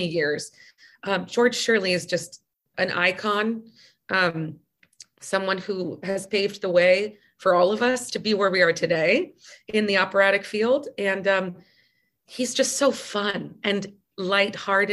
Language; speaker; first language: English; native; English